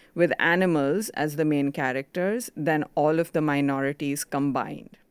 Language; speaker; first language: English; non-native, local second language; Konkani